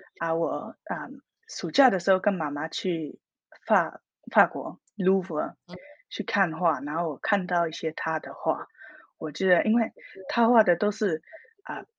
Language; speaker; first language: Chinese; early bilingual, heritage; Min Nan Chinese